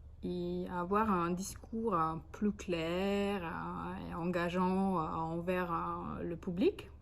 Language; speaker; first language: French; non-native, fluent; Slovenian